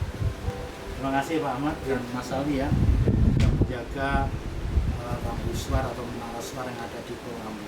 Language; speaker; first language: Indonesian; native; Indonesian